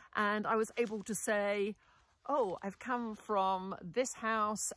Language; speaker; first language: English; native; English